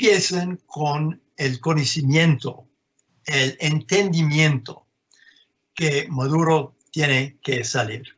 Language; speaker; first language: Spanish; non-native, fluent; English